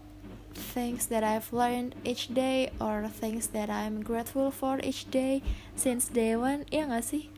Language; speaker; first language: English; non-native, fluent; Indonesian